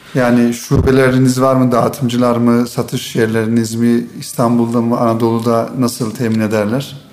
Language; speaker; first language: Turkish; native; Turkish